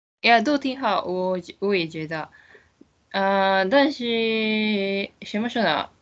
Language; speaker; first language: Chinese; non-native, learner; Japanese